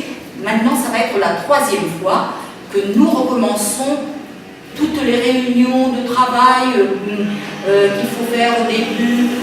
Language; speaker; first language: French; non-native, fluent; Spanish